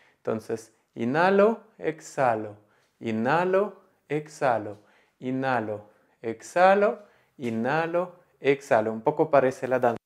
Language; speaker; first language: Spanish; non-native, fluent; Russian